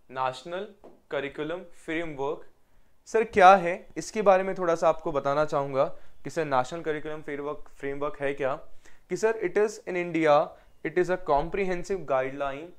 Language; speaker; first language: Hindi; native; Hindi